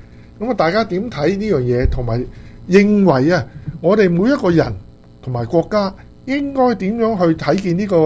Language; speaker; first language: Chinese; native; Chinese